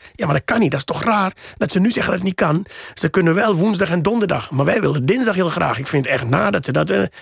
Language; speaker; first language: Dutch; native; Dutch